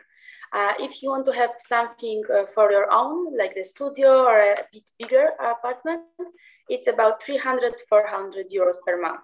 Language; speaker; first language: English; non-native, fluent; Polish